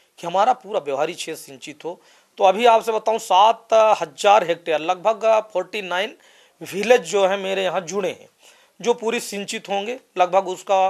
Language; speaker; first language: Hindi; native; Hindi